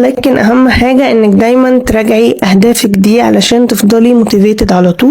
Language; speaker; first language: Arabic; native; Arabic